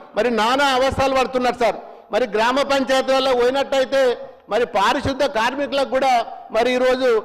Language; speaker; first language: Telugu; native; Telugu